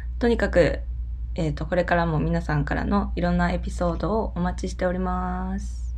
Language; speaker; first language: Japanese; non-native, fluent; Korean